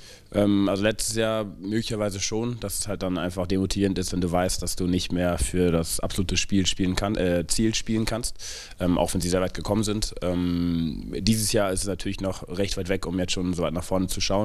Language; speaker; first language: German; native; German